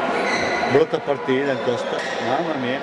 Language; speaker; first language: Italian; native; Italian